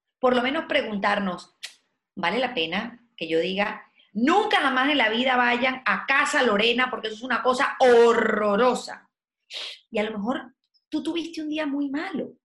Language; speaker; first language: Spanish; native; Spanish